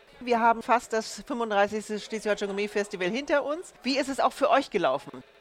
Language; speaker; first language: German; native; German